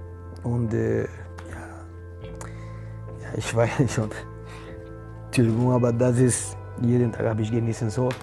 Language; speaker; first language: German; non-native, learner; Portuguese